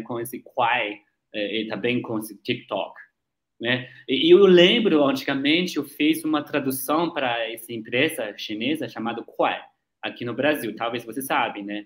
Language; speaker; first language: Portuguese; non-native, learner; Chinese